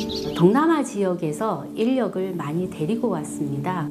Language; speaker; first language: Korean; native; Korean